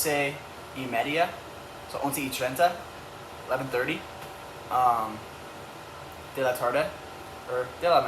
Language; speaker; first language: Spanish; non-native, learner; English